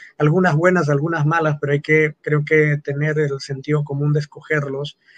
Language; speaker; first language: Spanish; non-native, local second language; Quechua